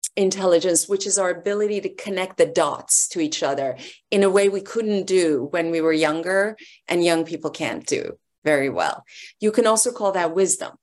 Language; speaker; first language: English; early bilingual, other home language; Persian